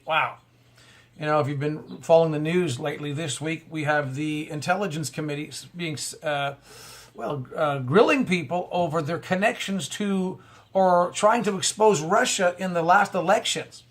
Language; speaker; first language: English; native; English